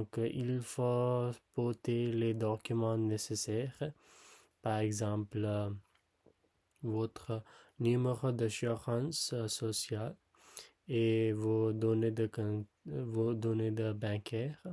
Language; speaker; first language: French; non-native, learner; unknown